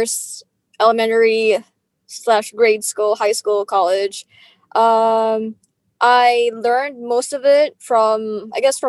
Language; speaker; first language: English; non-native, local second language; Filipino